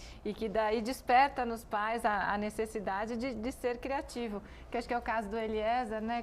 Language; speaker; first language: Portuguese; native; Portuguese